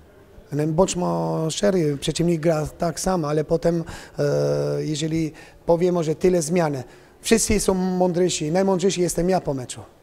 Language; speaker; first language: Polish; non-native, fluent; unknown